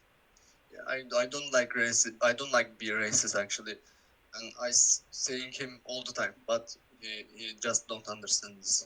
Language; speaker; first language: English; non-native, learner; Turkish